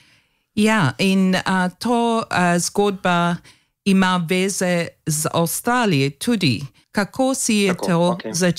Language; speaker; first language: Slovenian; early bilingual, heritage; Slovenian